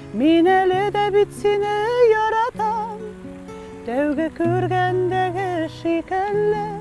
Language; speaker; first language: Tatar; non-native, local second language; Russian